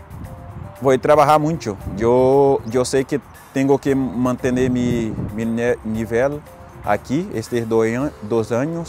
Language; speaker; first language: Spanish; non-native, fluent; Portuguese